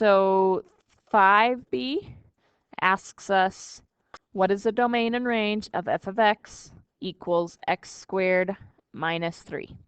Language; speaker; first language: English; native; English